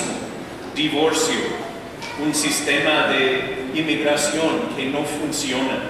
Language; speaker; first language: Spanish; non-native, fluent; English